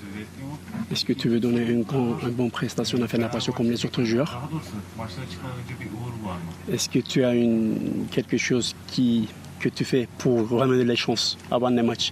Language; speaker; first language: French; non-native, fluent; Turkish